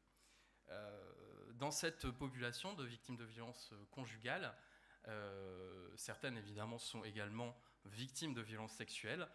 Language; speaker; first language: French; native; French